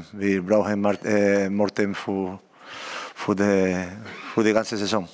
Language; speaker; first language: German; non-native, learner; Spanish